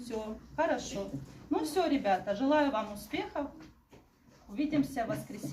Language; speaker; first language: Russian; native; Russian